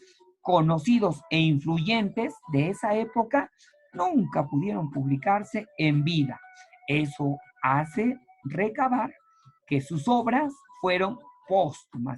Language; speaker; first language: Spanish; native; Spanish